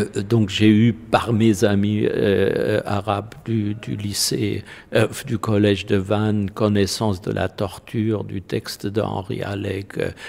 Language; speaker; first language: French; non-native, fluent; German